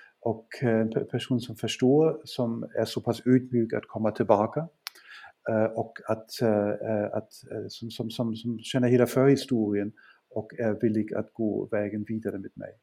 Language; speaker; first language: Swedish; non-native, fluent; German